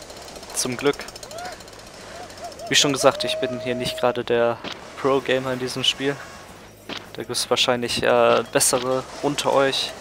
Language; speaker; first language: German; native; German